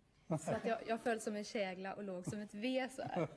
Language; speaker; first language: Swedish; native; Swedish